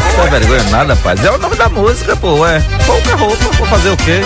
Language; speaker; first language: Portuguese; native; Portuguese